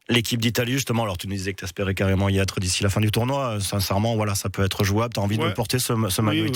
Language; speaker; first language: French; native; French